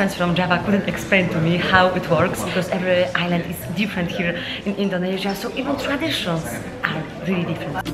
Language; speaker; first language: English; non-native, fluent; Polish